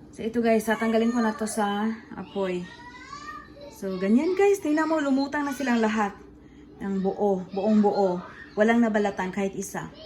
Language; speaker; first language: Filipino; non-native, local second language; Cebuano